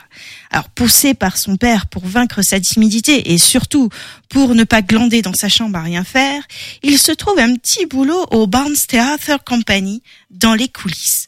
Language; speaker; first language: French; native; French